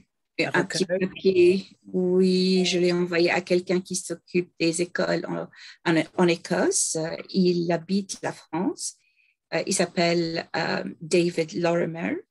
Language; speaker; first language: French; non-native, fluent; English